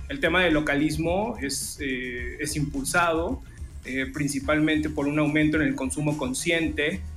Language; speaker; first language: Spanish; native; Spanish